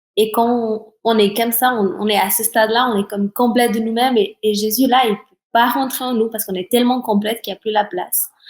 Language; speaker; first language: French; early bilingual, other home language; Portuguese